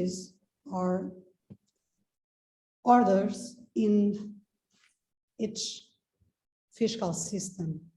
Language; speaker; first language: English; non-native, fluent; Portuguese